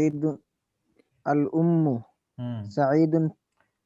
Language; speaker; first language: Arabic; non-native, learner; Urdu